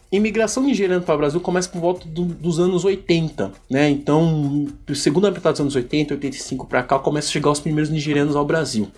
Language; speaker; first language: Portuguese; early bilingual, other home language; Igbo